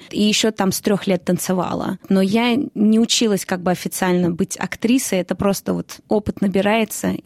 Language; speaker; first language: Russian; early bilingual, heritage; Russian